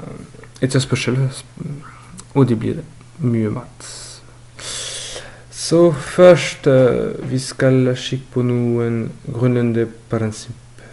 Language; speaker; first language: Norwegian; non-native, learner; French